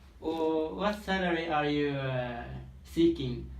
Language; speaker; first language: English; non-native, learner; Turkish